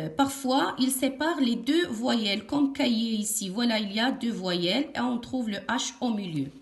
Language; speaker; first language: French; non-native, local second language; Arabic